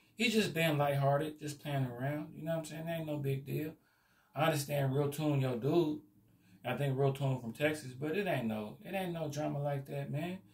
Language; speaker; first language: English; native; English